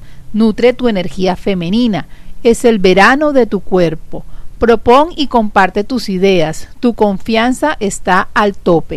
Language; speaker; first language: Spanish; native; Spanish